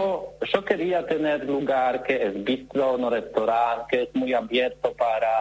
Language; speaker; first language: Spanish; non-native, learner; Polish